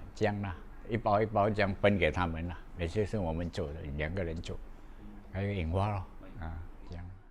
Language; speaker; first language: Chinese; native; Chinese